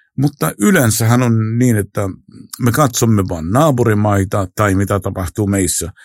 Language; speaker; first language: Finnish; non-native, fluent; Arabic